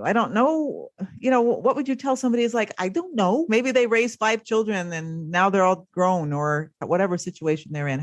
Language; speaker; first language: English; native; English